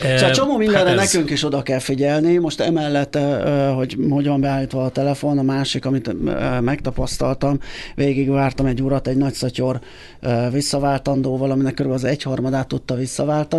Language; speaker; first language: Hungarian; native; Hungarian